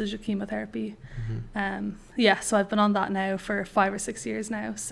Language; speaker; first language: English; native; English